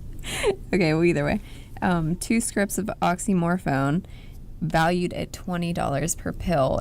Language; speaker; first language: English; native; English